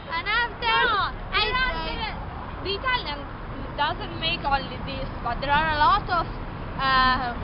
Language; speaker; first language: English; non-native, learner; Italian